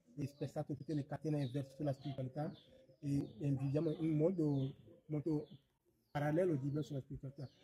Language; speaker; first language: Italian; non-native, fluent; Ewe